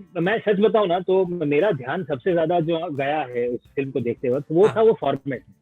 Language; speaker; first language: Hindi; non-native, local second language; Gujarati